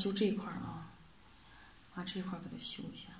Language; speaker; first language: Chinese; native; Chinese